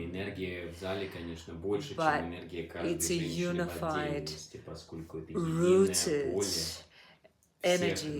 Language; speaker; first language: Russian; native; Russian